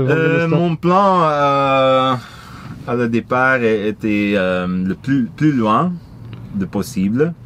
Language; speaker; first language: French; non-native, local second language; Dutch